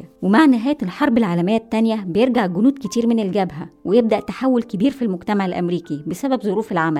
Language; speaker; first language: Arabic; native; Arabic